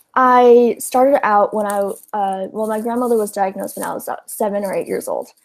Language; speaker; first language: English; early bilingual, other home language; Cantonese